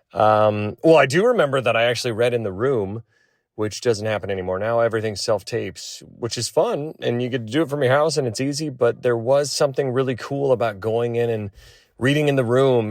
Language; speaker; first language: English; native; English